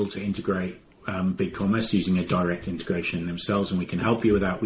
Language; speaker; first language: English; native; English